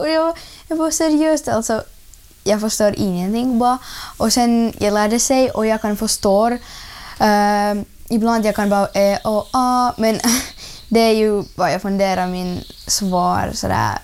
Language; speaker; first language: Swedish; non-native, learner; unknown